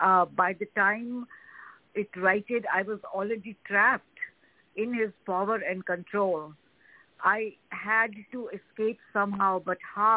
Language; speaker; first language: English; non-native, local second language; Hindi